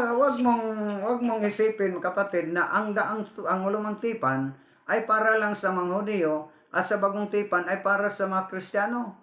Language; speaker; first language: Filipino; non-native, local second language; Cebuano